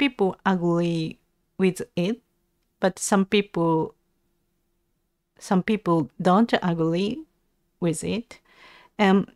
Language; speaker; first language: English; non-native, learner; Japanese